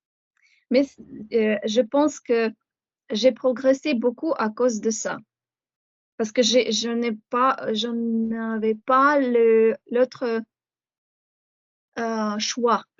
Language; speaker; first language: French; non-native, fluent; Ukrainian